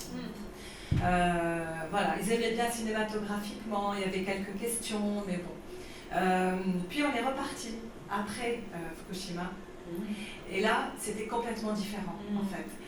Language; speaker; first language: French; non-native, local second language; Arabic